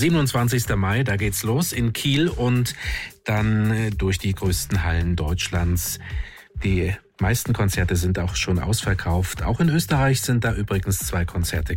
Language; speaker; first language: German; native; German